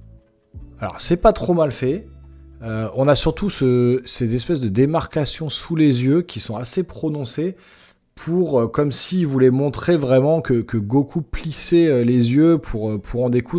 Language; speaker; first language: French; native; French